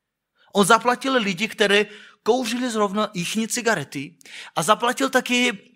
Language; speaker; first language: Czech; non-native, fluent; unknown